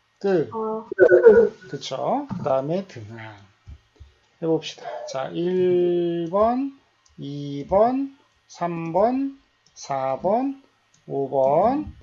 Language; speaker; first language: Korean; native; Korean